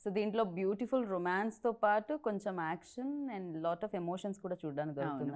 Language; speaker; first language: Telugu; native; Telugu